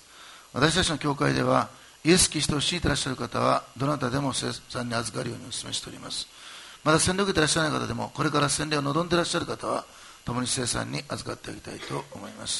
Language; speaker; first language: Japanese; native; Japanese